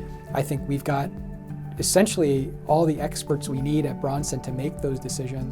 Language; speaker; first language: English; native; English